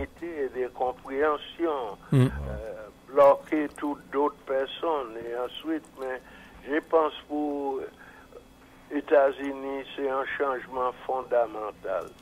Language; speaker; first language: French; non-native, fluent; English